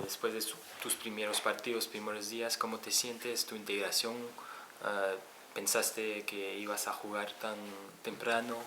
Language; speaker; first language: Spanish; non-native, fluent; French